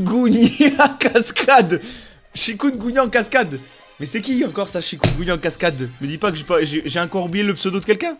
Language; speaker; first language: French; native; French